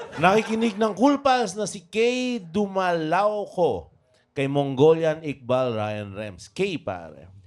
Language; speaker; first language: Filipino; native; Filipino